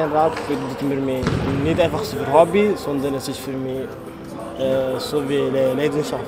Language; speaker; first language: German; non-native, learner; Tigrinya